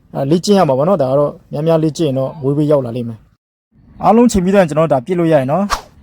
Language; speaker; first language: Burmese; native; Burmese